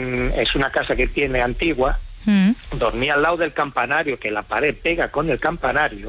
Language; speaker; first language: Spanish; early bilingual, other home language; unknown